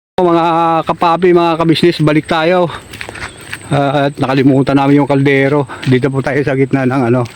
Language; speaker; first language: Filipino; native; Filipino